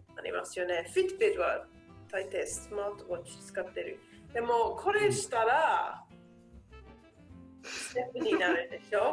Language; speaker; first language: Japanese; non-native, learner; English